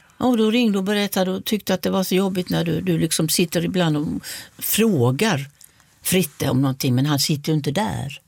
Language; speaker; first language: Swedish; native; Swedish